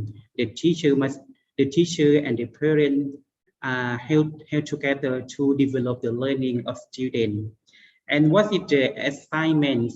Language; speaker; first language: English; non-native, learner; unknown